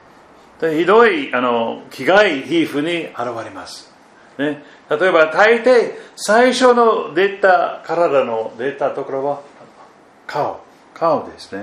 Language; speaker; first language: Japanese; non-native, fluent; German